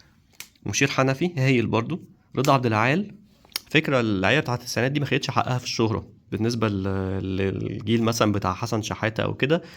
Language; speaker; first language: Arabic; native; Arabic